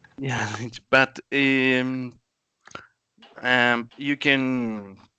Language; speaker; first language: English; non-native, learner; Spanish